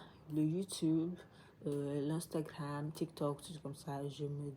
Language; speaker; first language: French; non-native, learner; English